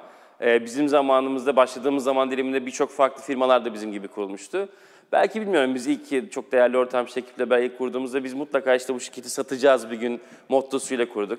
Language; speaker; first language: Turkish; native; Turkish